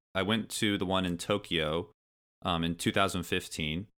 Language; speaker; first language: English; native; English